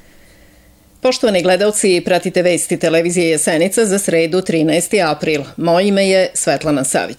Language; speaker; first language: Serbian; native; Serbian